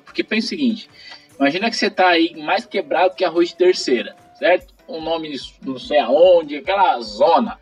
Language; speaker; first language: Portuguese; native; Portuguese